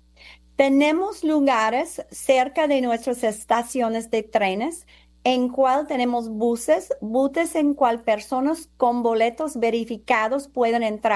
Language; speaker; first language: Spanish; non-native, fluent; English